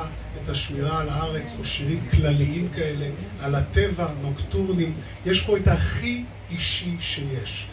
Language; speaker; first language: Hebrew; native; Hebrew